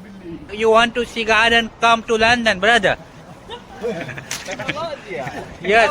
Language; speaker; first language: English; non-native, learner; Gujarati